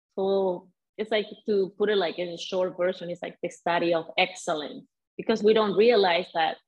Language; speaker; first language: English; non-native, fluent; Spanish